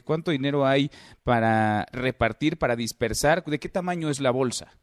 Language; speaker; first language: Spanish; native; Spanish